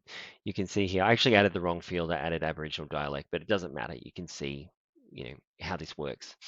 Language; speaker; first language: English; native; English